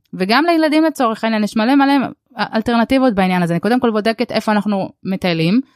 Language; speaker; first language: Hebrew; early bilingual, other home language; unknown